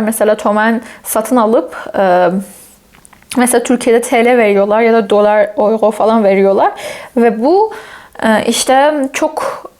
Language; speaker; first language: Turkish; non-native, fluent; Persian